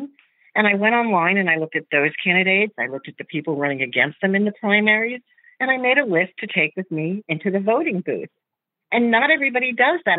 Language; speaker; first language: English; native; English